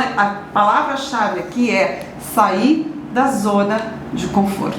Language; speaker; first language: Portuguese; native; Portuguese